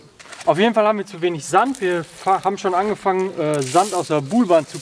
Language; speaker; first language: German; native; German